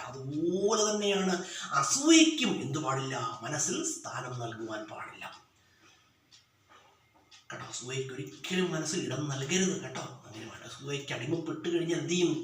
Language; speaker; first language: Malayalam; native; Malayalam